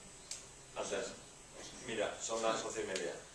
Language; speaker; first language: Spanish; non-native, learner; English